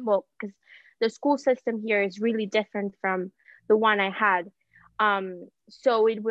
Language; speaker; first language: English; non-native, fluent; Spanish